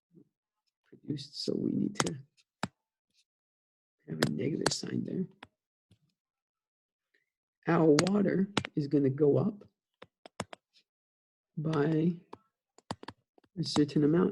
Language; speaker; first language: English; native; English